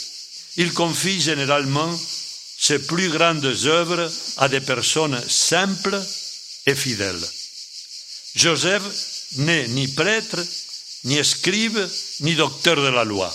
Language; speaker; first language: French; non-native, fluent; Spanish